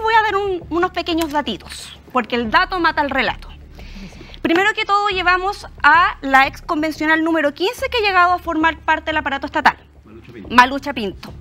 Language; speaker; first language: Spanish; native; Spanish